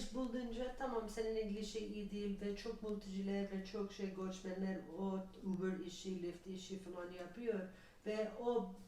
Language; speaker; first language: Turkish; non-native, learner; English